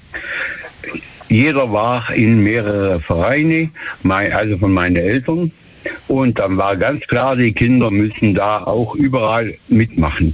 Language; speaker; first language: German; native; German